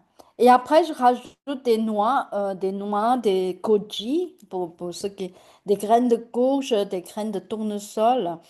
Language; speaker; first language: French; non-native, fluent; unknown